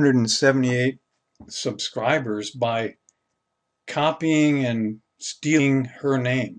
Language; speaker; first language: English; native; English